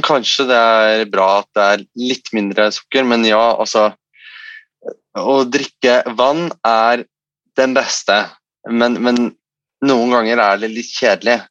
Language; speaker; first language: Norwegian; non-native, fluent; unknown